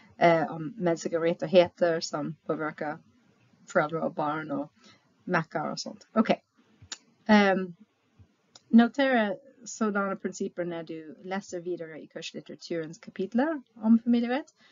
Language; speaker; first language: Swedish; non-native, fluent; English